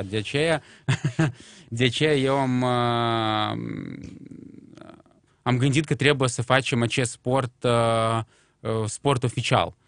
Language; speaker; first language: Romanian; non-native, local second language; Russian